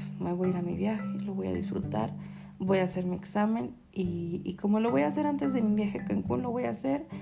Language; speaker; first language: Spanish; native; Spanish